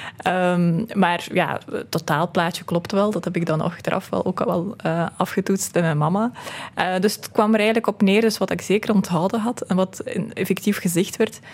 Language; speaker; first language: Dutch; early bilingual, other home language; Russian